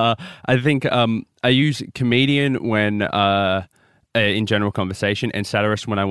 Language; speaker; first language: English; native; English